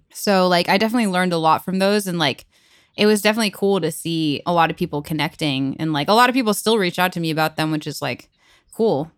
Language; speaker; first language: English; native; English